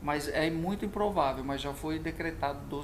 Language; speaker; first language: Portuguese; native; Portuguese